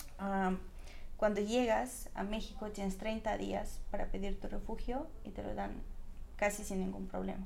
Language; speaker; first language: Spanish; non-native, fluent; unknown